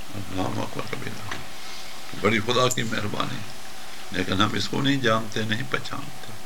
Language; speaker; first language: Urdu; non-native, local second language; Punjabi